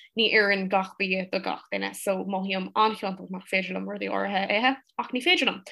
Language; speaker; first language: Irish; non-native, local second language; English